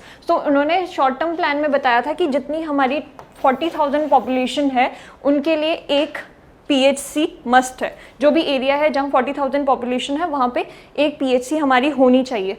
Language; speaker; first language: Hindi; native; Hindi